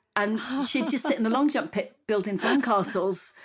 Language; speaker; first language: English; native; English